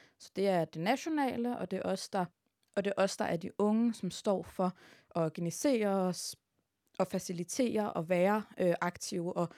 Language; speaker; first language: Danish; early bilingual, other home language; Arabic